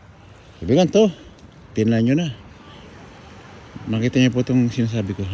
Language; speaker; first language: Filipino; native; Filipino